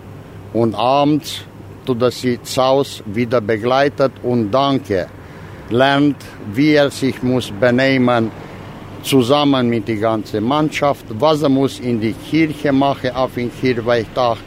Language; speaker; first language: German; non-native, local second language; Romanian